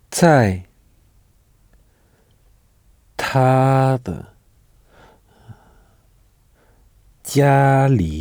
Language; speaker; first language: Chinese; non-native, learner; French